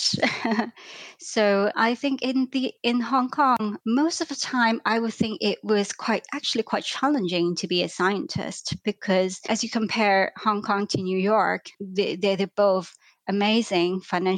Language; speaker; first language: English; non-native, local second language; Cantonese